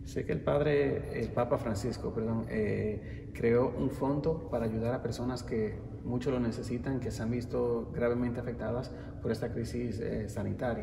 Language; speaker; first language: Spanish; native; Spanish